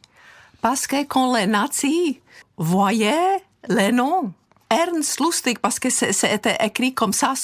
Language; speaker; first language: French; non-native, fluent; Czech